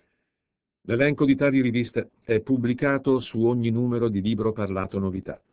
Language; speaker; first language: Italian; native; Italian